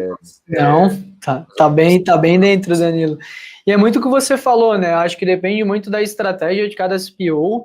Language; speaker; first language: Portuguese; native; Portuguese